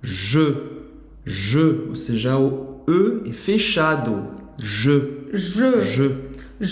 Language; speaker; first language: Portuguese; non-native, fluent; French